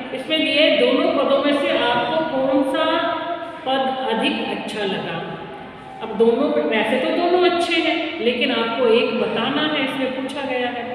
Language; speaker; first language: Hindi; native; Hindi